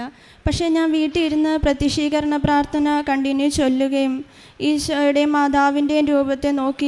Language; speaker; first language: Malayalam; native; Malayalam